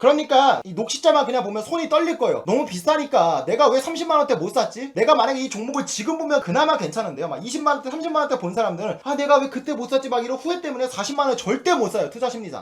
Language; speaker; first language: Korean; native; Korean